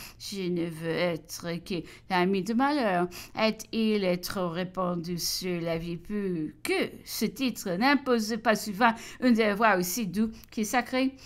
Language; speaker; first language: French; non-native, fluent; English